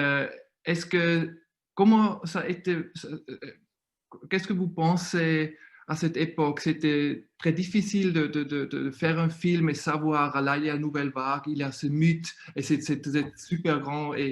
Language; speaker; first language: French; non-native, fluent; German